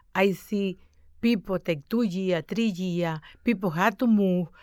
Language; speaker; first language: English; non-native, learner; Spanish